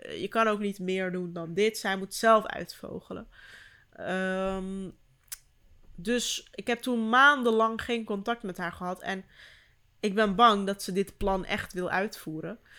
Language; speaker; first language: Dutch; early bilingual, other home language; Turkish